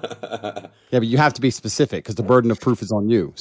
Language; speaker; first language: English; native; English